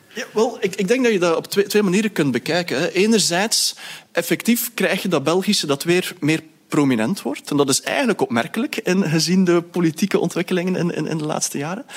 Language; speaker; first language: Dutch; native; Dutch